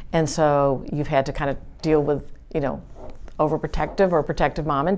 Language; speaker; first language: English; native; English